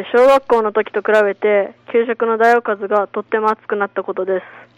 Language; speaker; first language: Japanese; native; Japanese